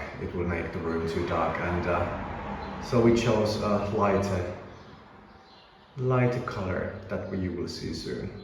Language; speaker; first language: English; non-native, fluent; Finnish